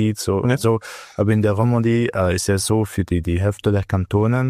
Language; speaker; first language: German; non-native, local second language; French